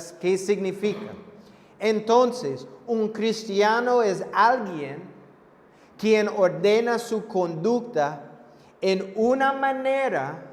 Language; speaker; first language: Spanish; non-native, fluent; English